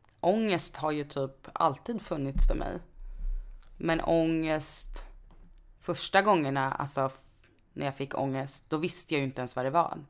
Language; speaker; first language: Swedish; native; Swedish